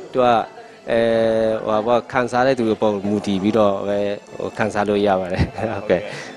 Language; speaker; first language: Burmese; non-native, local second language; Shan